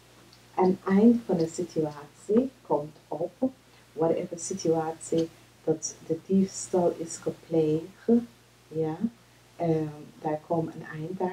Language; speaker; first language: Dutch; non-native, fluent; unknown